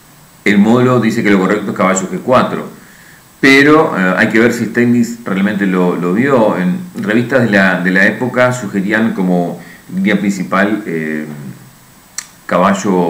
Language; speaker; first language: Spanish; native; Spanish